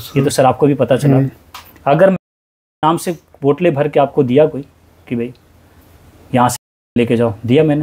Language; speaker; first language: Hindi; native; Hindi